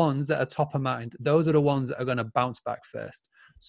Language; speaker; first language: English; native; English